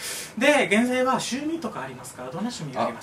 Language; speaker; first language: Japanese; non-native, fluent; Spanish